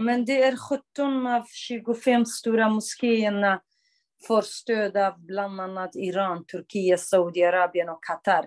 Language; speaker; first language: Swedish; non-native, fluent; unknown